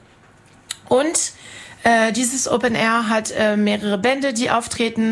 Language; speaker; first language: German; non-native, fluent; French